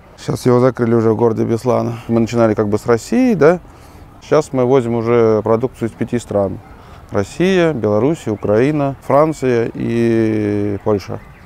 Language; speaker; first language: Russian; native; Russian